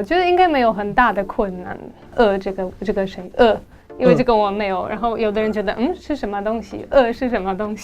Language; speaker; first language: Chinese; non-native, fluent; Polish